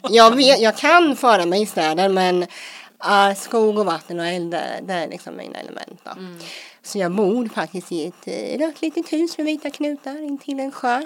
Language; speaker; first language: Swedish; early bilingual, other home language; English